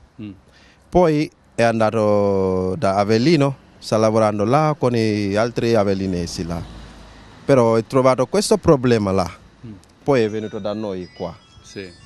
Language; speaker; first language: Italian; non-native, learner; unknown